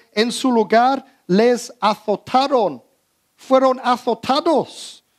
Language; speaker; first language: Spanish; early bilingual, heritage; Spanish